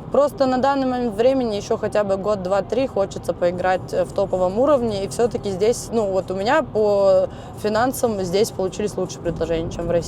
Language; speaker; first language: Russian; native; Russian